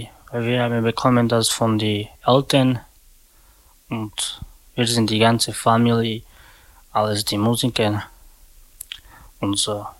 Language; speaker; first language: German; non-native, learner; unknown